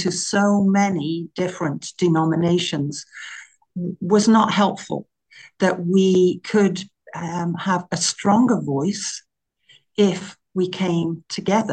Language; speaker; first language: English; native; English